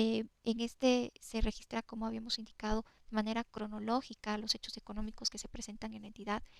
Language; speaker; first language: Spanish; native; Spanish